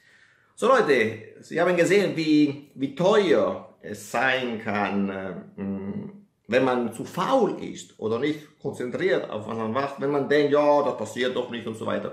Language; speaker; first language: German; non-native, fluent; Italian